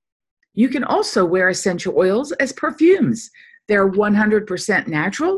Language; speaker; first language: English; native; English